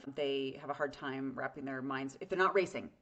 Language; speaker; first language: English; native; English